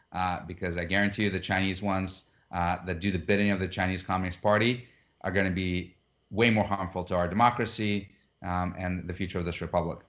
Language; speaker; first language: English; non-native, fluent; Russian